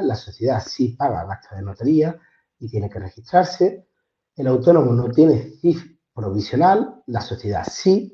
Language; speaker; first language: Spanish; native; Spanish